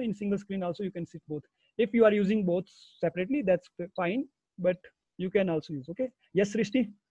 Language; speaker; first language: English; non-native, local second language; Hindi